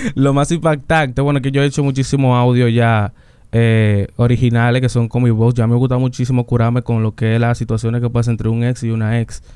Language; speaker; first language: Spanish; native; Spanish